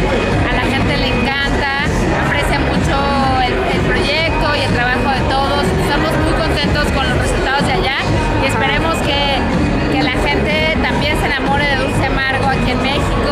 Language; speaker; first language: Spanish; native; Spanish